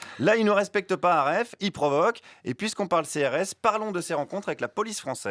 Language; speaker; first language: French; native; French